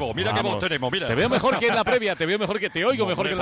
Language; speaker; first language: Spanish; native; Spanish